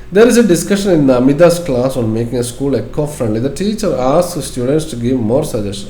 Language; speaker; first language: English; non-native, local second language; Malayalam